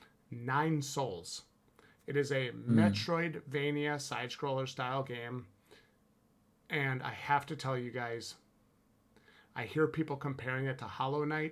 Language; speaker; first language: English; native; English